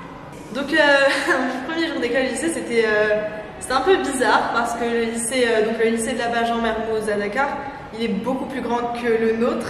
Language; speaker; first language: French; non-native, local second language; Arabic